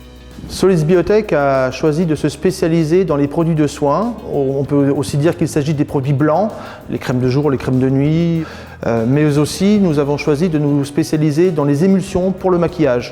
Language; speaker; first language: French; native; French